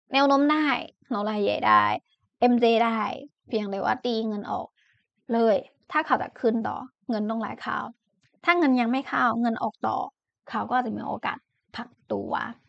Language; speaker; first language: Thai; non-native, fluent; Chinese